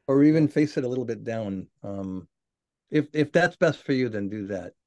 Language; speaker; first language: English; native; English